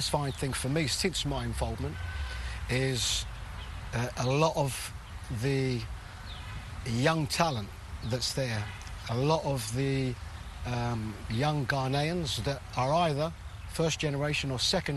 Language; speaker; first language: English; native; English